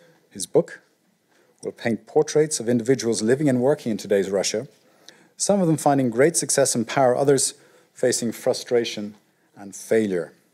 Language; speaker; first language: English; native; English